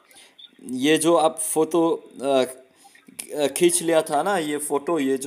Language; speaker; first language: Hindi; non-native, local second language; Khasi